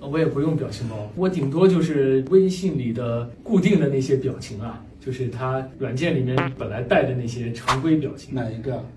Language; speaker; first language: Chinese; native; Chinese